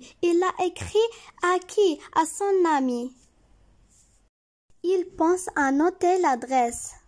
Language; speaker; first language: French; non-native, local second language; Arabic